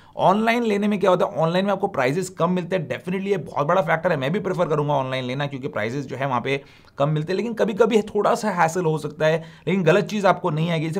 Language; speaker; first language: Hindi; native; Hindi